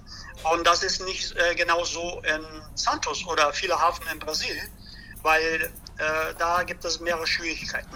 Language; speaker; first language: German; non-native, learner; Portuguese